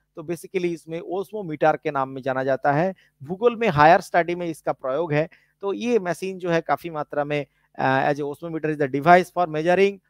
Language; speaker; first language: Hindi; non-native, local second language; Bangla